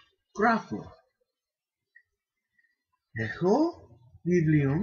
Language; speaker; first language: Greek; non-native, fluent; English